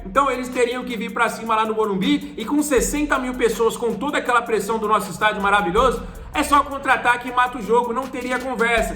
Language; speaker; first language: Portuguese; native; Portuguese